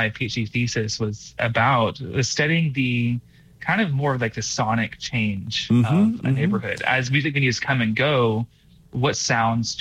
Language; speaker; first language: English; native; English